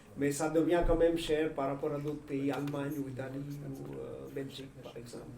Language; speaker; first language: French; non-native, fluent; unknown